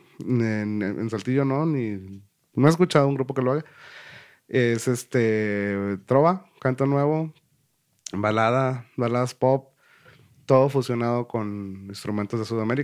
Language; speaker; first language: Spanish; native; Spanish